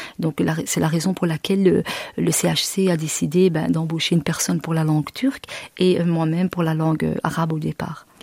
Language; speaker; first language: French; early bilingual, other home language; Arabic